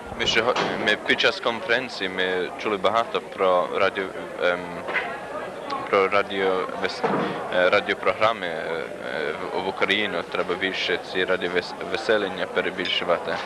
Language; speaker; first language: Ukrainian; early bilingual, heritage; Ukrainian